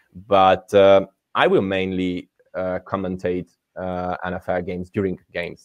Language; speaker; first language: English; non-native, fluent; Hungarian